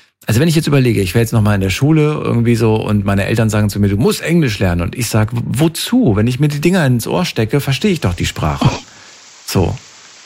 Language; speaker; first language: German; native; German